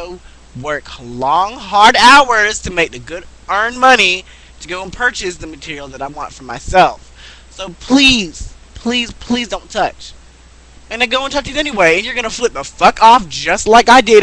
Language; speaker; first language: English; native; English